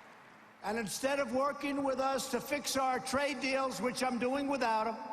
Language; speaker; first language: English; native; English